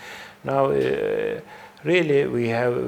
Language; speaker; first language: English; non-native, fluent; Turkish